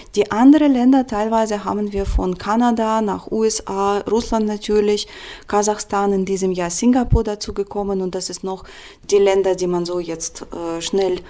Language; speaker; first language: German; non-native, fluent; Russian